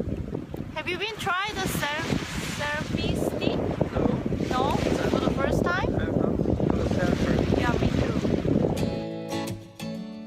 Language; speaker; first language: English; non-native, learner; Korean